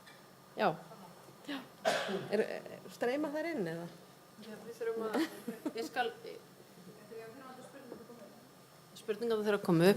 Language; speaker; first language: Icelandic; native; Icelandic